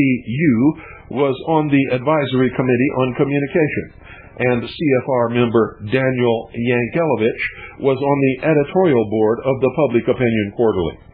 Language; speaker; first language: English; native; English